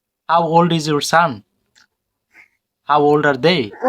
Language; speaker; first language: English; non-native, fluent; Bangla